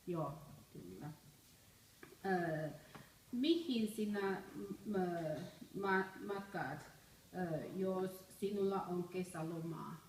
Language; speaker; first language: Finnish; non-native, learner; Chinese